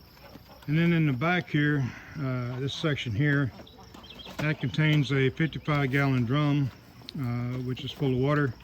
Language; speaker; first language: English; native; English